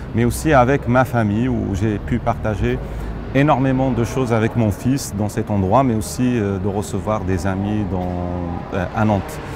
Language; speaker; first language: French; non-native, local second language; Arabic